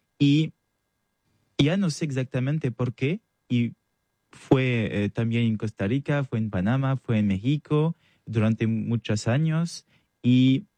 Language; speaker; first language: Spanish; non-native, learner; French